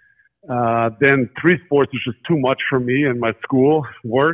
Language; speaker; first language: English; non-native, fluent; German